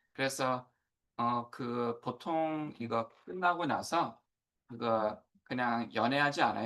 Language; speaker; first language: Korean; non-native, learner; English